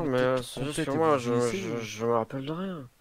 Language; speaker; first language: French; native; French